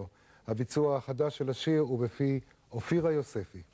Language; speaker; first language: Hebrew; native; Hebrew